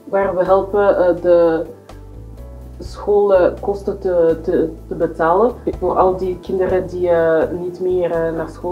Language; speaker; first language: Dutch; non-native, learner; French